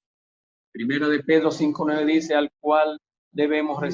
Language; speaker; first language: Spanish; native; Spanish